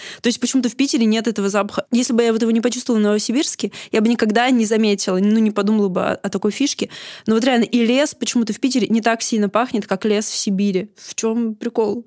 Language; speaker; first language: Russian; native; Russian